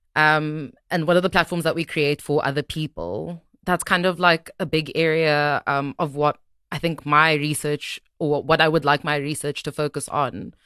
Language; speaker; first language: English; native; English